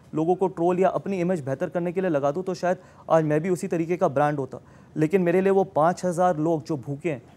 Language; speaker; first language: Hindi; native; Hindi